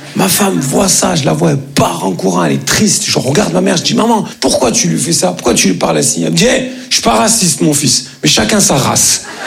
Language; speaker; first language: French; native; French